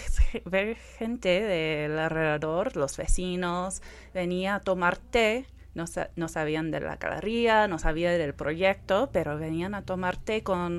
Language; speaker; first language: Spanish; non-native, fluent; English